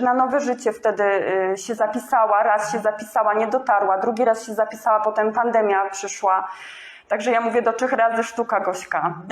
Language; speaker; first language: Polish; native; Polish